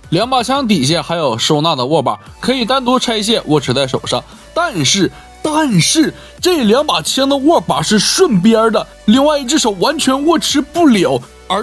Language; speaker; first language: Chinese; native; Chinese